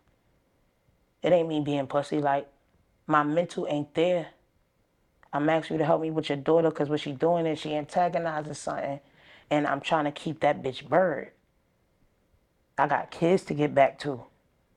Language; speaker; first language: English; native; English